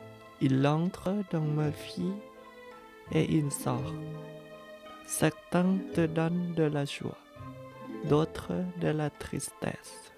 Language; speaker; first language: French; non-native, learner; Thai